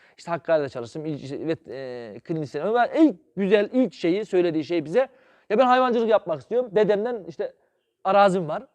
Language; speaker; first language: Turkish; native; Turkish